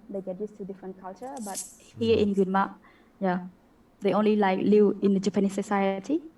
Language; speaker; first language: English; non-native, learner; Khmer